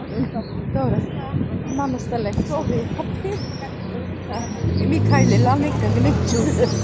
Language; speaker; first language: Greek; non-native, learner; Armenian